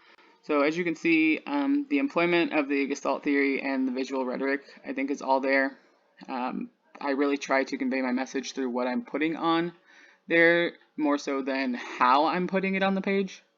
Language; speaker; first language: English; native; English